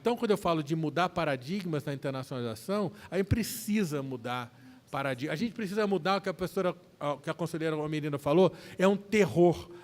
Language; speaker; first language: Portuguese; native; Portuguese